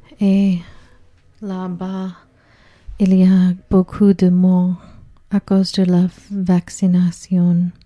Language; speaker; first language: French; non-native, learner; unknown